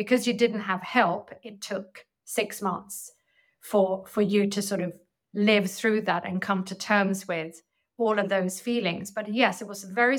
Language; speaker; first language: English; non-native, fluent; Swedish